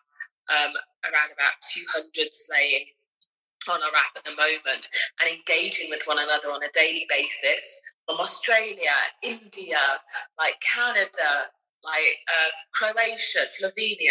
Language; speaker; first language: English; native; English